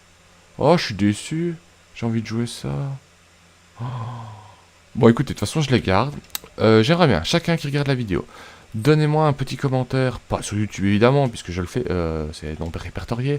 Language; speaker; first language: French; native; French